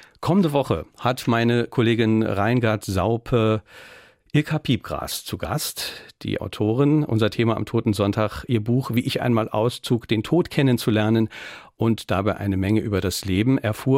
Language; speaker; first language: German; native; German